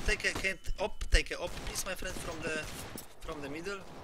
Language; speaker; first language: English; non-native, learner; Polish